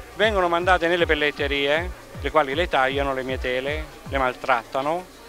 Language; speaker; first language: Italian; native; Italian